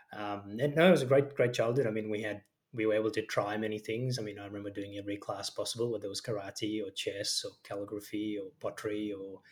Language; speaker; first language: English; early bilingual, other home language; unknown